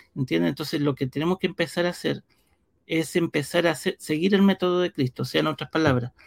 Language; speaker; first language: Spanish; early bilingual, heritage; Spanish